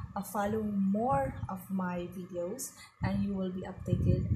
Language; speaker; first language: English; non-native, local second language; Filipino